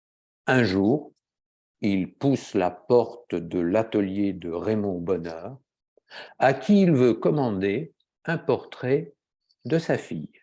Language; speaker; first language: French; native; French